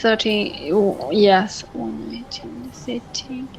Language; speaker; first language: English; non-native, learner; French